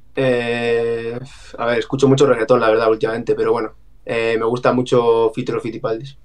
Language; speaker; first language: Spanish; native; Spanish